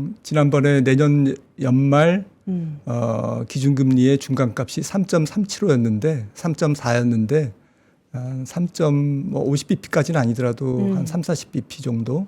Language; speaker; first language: Korean; native; Korean